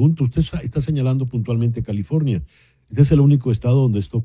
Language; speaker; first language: Spanish; native; Spanish